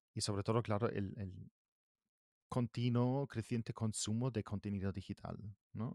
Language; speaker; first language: Spanish; non-native, fluent; German